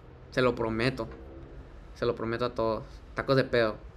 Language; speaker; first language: Spanish; early bilingual, heritage; Spanish